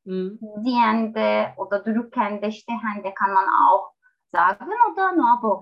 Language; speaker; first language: German; non-native, learner; Turkish